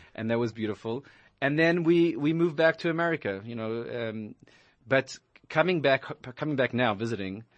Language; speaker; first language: English; native; English